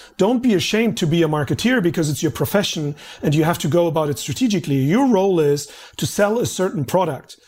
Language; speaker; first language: English; non-native, fluent; German